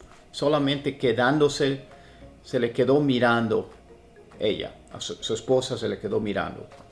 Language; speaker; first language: Spanish; native; Spanish